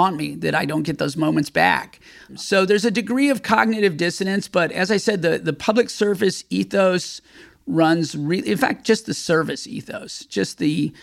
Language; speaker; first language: English; native; English